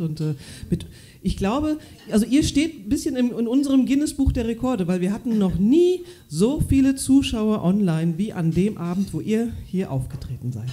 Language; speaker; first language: German; native; German